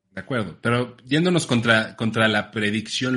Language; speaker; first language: Spanish; native; Spanish